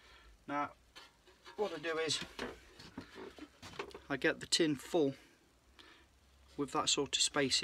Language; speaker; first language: English; native; English